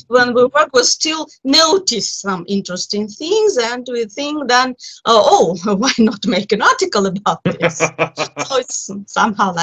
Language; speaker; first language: English; non-native, fluent; Russian